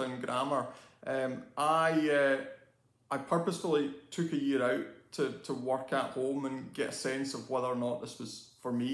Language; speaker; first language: English; native; English